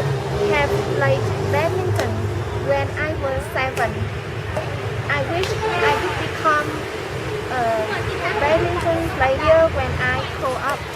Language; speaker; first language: English; non-native, learner; Vietnamese